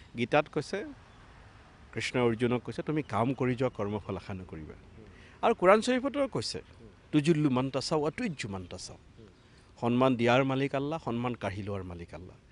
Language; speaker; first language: Assamese; native; Assamese